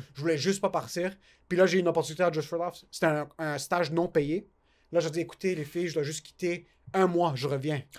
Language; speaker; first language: French; native; French